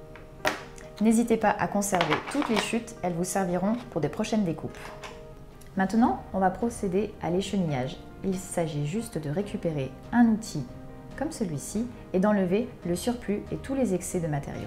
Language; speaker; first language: French; native; French